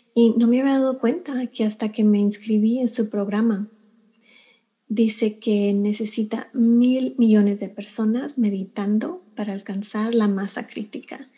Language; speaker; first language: Spanish; early bilingual, heritage; Spanish